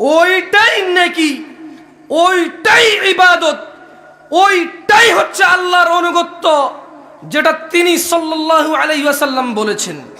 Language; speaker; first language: Bangla; early bilingual, heritage; Bangla